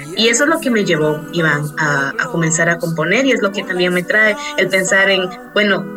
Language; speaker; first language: Spanish; non-native, local second language; Kaqchikel